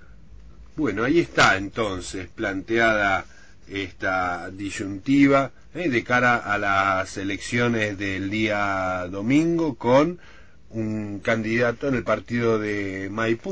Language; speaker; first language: Spanish; native; Spanish